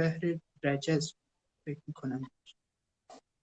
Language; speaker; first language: Persian; native; Persian